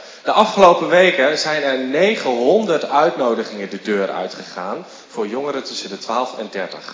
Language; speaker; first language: Dutch; native; Dutch